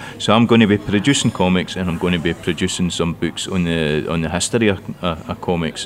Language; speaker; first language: English; non-native, local second language; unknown